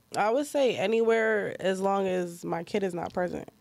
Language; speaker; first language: English; native; English